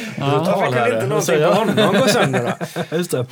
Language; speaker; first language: Swedish; native; Swedish